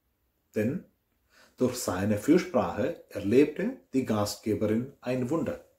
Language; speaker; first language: German; non-native, fluent; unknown